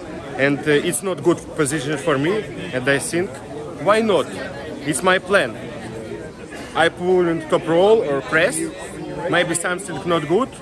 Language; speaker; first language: English; non-native, learner; Ukrainian